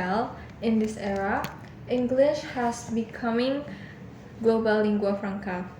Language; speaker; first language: English; non-native, learner; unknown